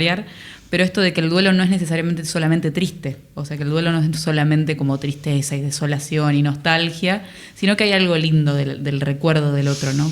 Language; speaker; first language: Spanish; native; Spanish